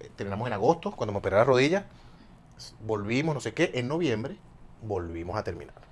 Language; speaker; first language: Spanish; native; Spanish